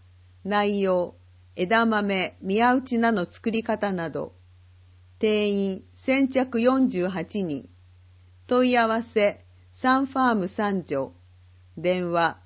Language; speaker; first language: Japanese; native; Japanese